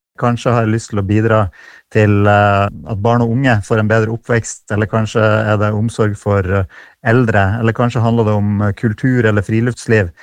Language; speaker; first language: Norwegian; native; Norwegian